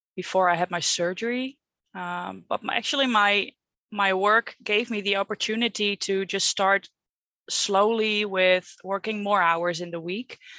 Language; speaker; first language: English; non-native, fluent; Dutch